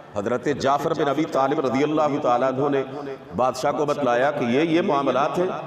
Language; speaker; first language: Urdu; non-native, local second language; Punjabi